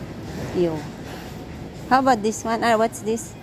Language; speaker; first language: English; non-native, local second language; Filipino